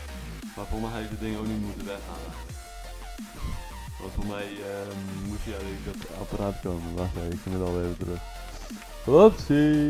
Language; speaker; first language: Dutch; native; Dutch